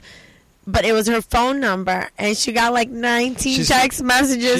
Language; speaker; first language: English; non-native, fluent; Portuguese